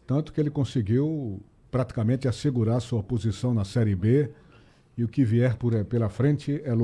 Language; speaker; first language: Portuguese; native; Portuguese